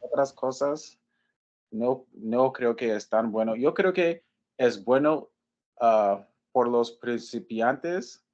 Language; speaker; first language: Spanish; non-native, fluent; English